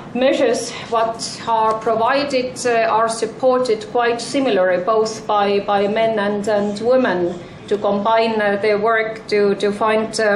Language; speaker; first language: English; non-native, fluent; Estonian